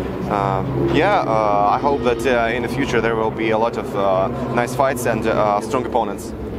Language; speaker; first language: English; non-native, learner; Russian